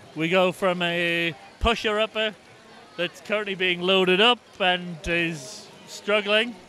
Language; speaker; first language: English; native; English